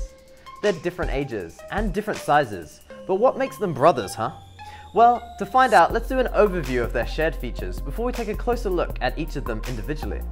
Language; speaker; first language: English; native; English